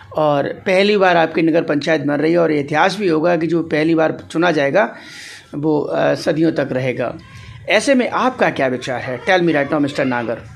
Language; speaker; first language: Hindi; native; Hindi